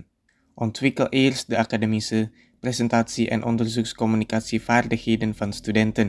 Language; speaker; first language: Dutch; non-native, fluent; Indonesian